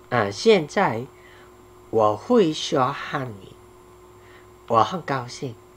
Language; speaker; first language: Chinese; non-native, learner; Korean